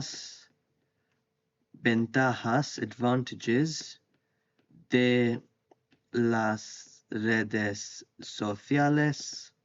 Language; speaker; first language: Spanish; non-native, fluent; English